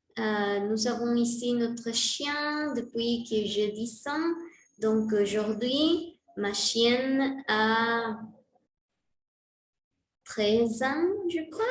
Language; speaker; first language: French; non-native, learner; Spanish